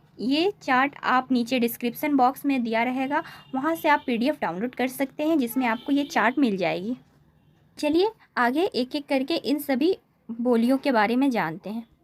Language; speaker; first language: Hindi; native; Hindi